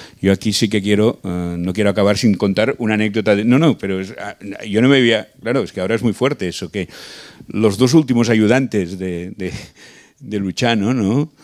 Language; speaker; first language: Spanish; non-native, local second language; Catalan